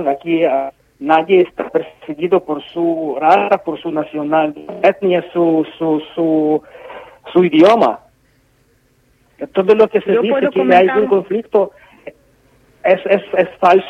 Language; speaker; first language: Spanish; non-native, fluent; Ukrainian